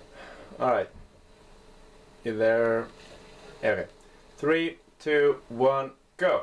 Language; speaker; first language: English; non-native, fluent; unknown